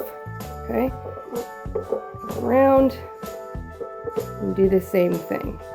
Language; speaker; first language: English; native; English